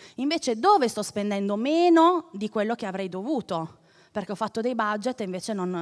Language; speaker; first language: Italian; native; Italian